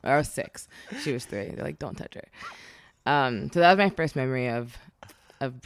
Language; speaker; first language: English; native; English